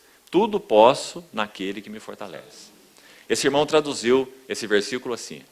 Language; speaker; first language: Portuguese; native; Portuguese